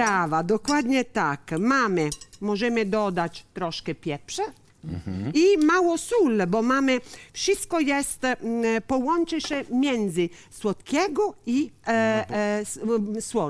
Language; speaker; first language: Polish; non-native, learner; Italian